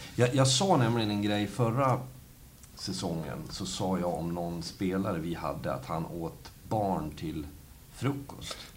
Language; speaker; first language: Swedish; native; Swedish